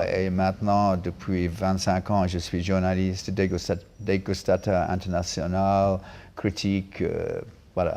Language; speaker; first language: French; non-native, fluent; English